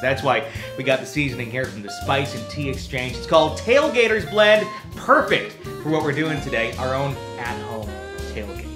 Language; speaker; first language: English; native; English